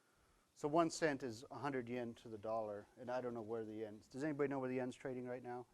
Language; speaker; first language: English; native; English